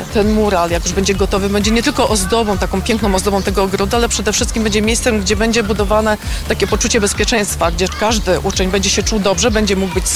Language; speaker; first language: Polish; native; Polish